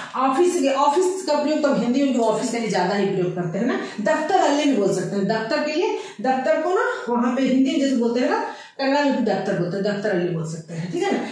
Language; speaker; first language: Hindi; native; Hindi